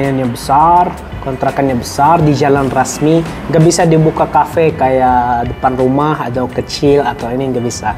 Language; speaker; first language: Indonesian; non-native, fluent; Arabic